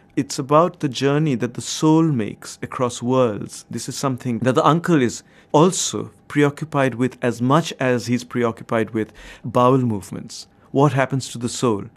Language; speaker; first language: English; non-native, local second language; Bangla